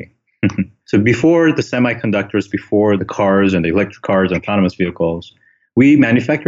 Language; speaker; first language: English; early bilingual, other home language; Korean